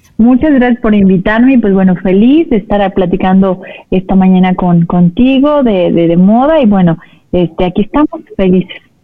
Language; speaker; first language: Spanish; native; Spanish